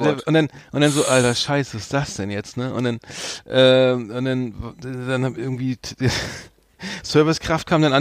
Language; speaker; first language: German; native; German